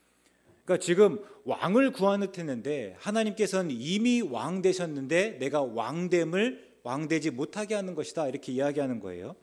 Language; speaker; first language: Korean; native; Korean